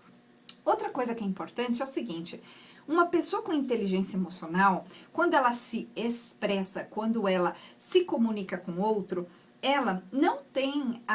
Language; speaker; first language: Portuguese; native; Portuguese